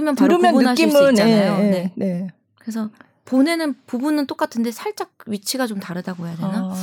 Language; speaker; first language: Korean; native; Korean